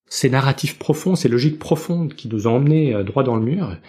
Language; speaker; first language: French; native; French